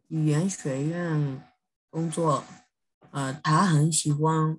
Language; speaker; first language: Chinese; non-native, learner; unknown